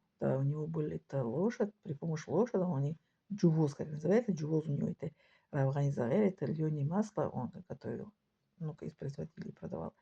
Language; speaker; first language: Russian; non-native, local second language; Tajik